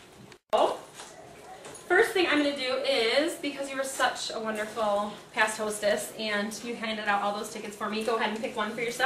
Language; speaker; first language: English; native; English